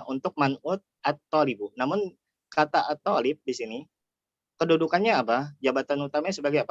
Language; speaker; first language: Indonesian; native; Indonesian